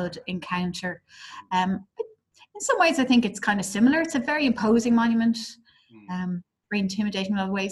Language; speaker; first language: English; native; English